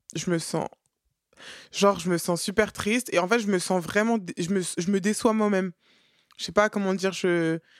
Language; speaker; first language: French; native; French